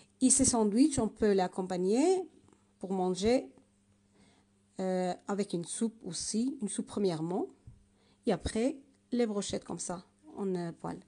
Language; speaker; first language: French; non-native, learner; Arabic